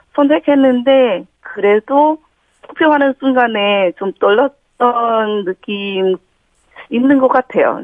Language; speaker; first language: Korean; non-native, fluent; Vietnamese